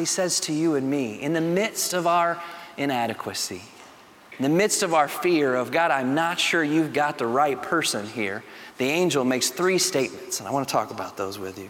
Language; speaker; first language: English; native; English